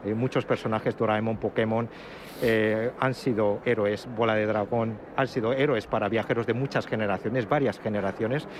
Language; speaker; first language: Spanish; early bilingual, other home language; Japanese